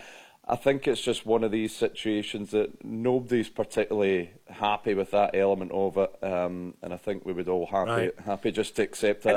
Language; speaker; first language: English; native; English